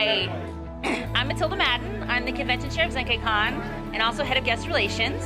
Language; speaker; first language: English; native; English